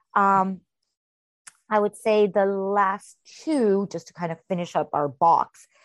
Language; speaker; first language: English; early bilingual, heritage; Spanish